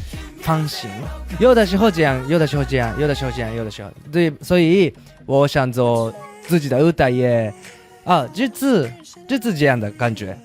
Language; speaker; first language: Chinese; non-native, learner; Japanese